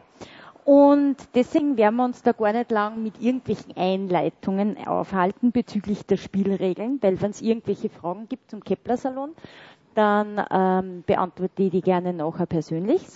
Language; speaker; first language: German; native; German